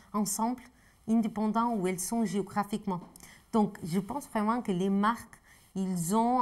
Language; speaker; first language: French; non-native, fluent; Portuguese